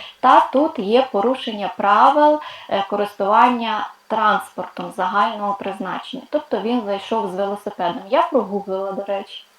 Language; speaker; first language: Ukrainian; non-native, local second language; Russian